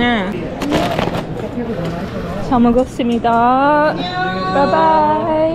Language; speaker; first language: Korean; non-native, learner; English